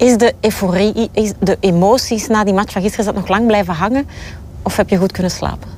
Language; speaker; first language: Dutch; native; Dutch